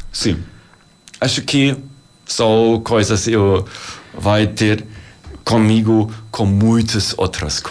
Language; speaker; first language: Portuguese; non-native, learner; German